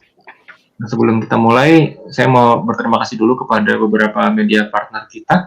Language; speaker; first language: Indonesian; native; Indonesian